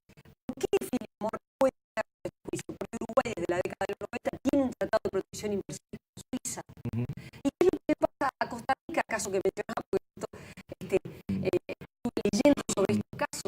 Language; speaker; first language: Spanish; native; Spanish